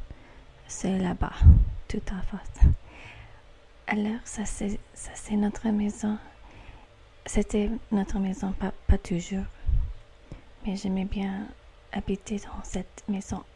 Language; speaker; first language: French; non-native, learner; English